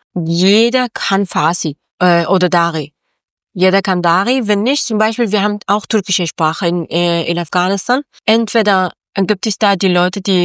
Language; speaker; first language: German; non-native, learner; Persian